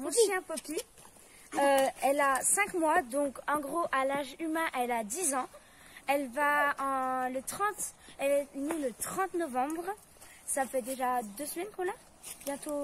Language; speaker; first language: French; native; French